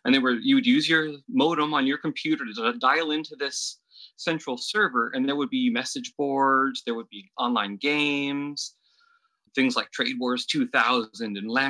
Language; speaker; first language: English; native; English